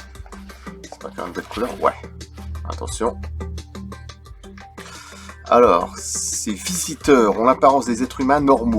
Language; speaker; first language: French; native; French